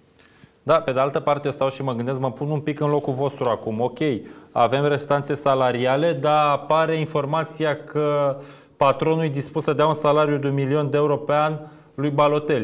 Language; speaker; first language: Romanian; native; Romanian